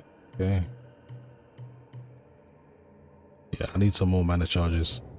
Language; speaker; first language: English; native; English